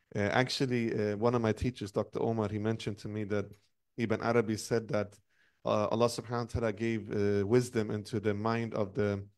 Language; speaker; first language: English; non-native, fluent; Persian